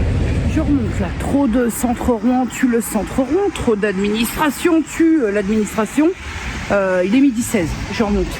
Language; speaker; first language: French; native; French